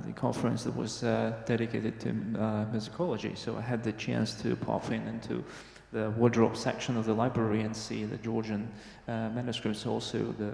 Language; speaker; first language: English; non-native, fluent; Georgian